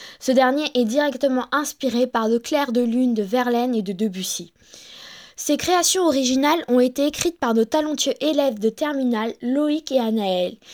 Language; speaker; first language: French; native; French